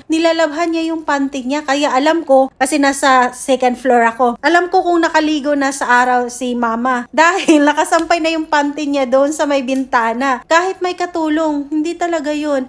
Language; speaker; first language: Filipino; native; Filipino